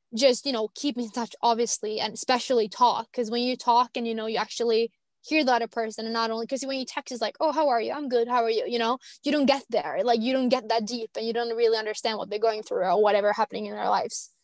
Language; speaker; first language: English; non-native, fluent; Swedish